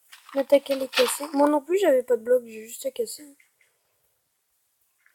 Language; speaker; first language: French; native; French